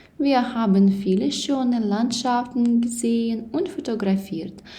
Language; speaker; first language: German; non-native, fluent; Ukrainian